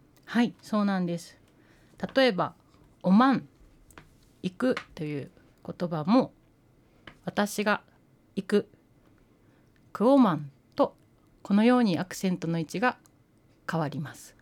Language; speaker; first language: Japanese; native; Japanese